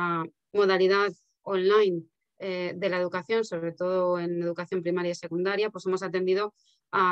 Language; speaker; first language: Spanish; native; Spanish